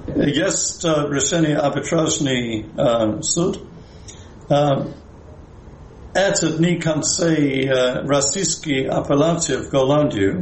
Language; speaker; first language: Russian; non-native, fluent; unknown